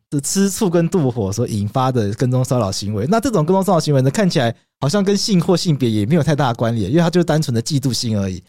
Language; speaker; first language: Chinese; native; Chinese